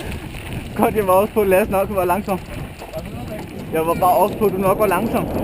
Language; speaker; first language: Danish; native; Danish